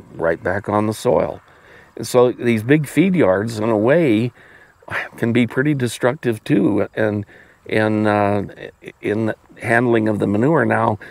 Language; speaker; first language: English; native; English